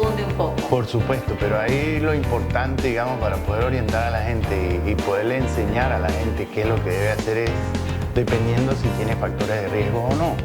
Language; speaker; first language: Spanish; native; Spanish